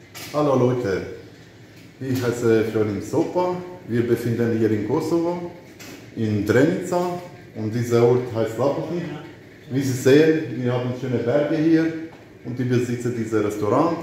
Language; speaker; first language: German; non-native, fluent; Albanian